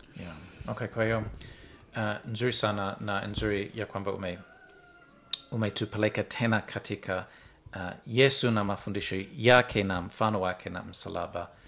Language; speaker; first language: Swahili; non-native, fluent; English